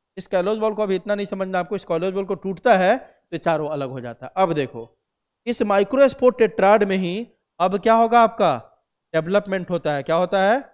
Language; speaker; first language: Hindi; native; Hindi